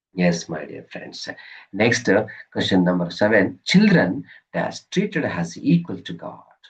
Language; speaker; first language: English; non-native, local second language; Kannada